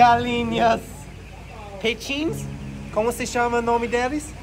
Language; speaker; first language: Portuguese; non-native, learner; English